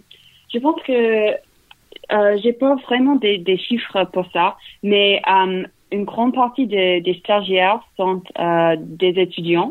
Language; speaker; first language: French; non-native, learner; English